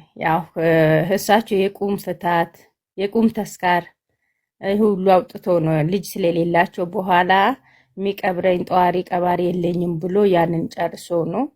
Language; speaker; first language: Amharic; non-native, local second language; Hadiyya